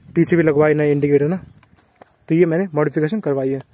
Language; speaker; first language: Hindi; native; Hindi